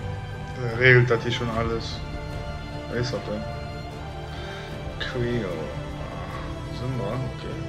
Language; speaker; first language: German; native; German